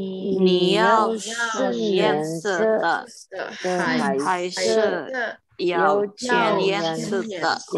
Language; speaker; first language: Chinese; non-native, learner; Indonesian